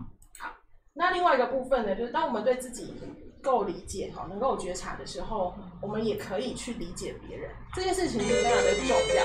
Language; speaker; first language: Chinese; native; Chinese